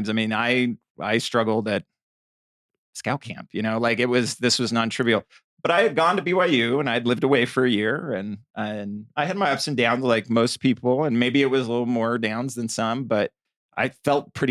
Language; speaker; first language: English; native; English